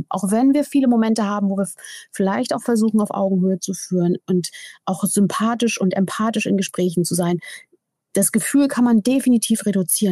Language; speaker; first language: German; native; German